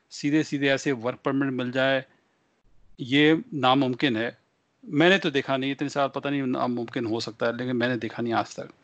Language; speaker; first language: Hindi; non-native, local second language; Punjabi